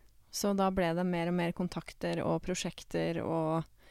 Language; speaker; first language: Norwegian; native; Norwegian